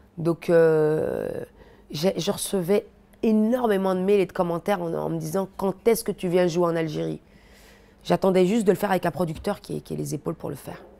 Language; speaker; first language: French; native; French